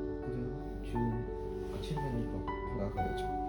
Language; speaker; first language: Korean; non-native, learner; Khmer